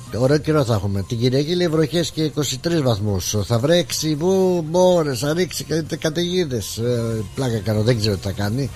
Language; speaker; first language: Greek; native; Greek